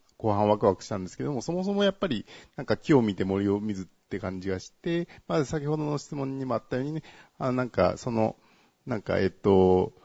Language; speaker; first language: Japanese; native; Japanese